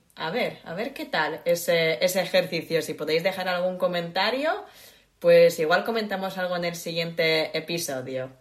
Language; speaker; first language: Spanish; non-native, fluent; Polish